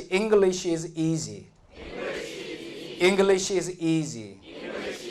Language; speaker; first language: English; non-native, fluent; Korean